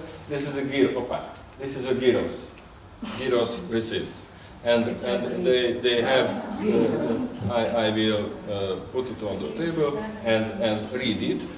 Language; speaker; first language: English; non-native, learner; Hungarian